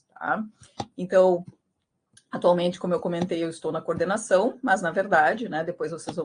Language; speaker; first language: Portuguese; native; Portuguese